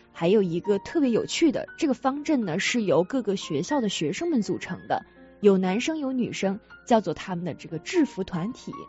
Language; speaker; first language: Chinese; native; Chinese